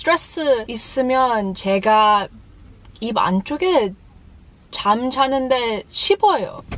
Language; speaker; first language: Korean; early bilingual, heritage; English